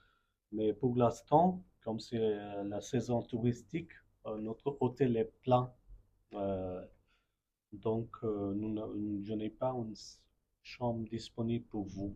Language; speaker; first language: French; non-native, fluent; Bangla